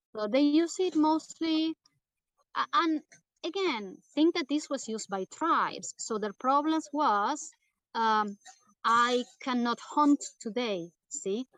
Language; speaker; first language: English; non-native, fluent; Portuguese